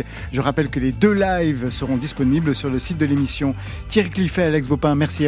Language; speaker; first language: French; native; French